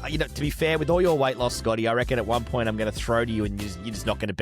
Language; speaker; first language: English; native; English